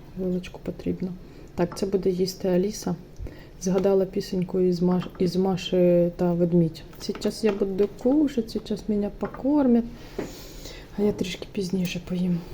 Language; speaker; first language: Ukrainian; native; Ukrainian